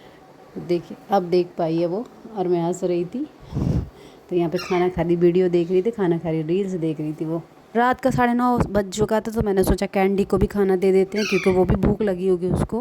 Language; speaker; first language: Hindi; native; Hindi